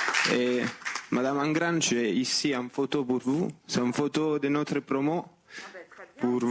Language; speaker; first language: French; non-native, fluent; Italian